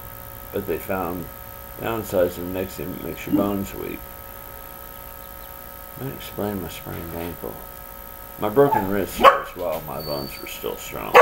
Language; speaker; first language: English; native; English